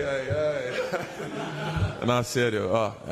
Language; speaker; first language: Portuguese; non-native, learner; English